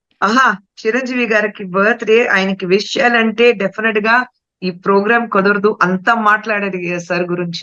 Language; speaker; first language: Telugu; non-native, fluent; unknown